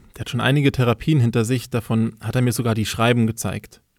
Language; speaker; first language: German; native; German